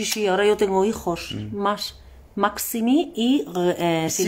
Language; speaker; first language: Spanish; native; Spanish